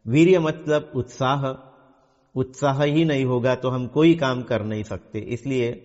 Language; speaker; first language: Hindi; non-native, local second language; Marathi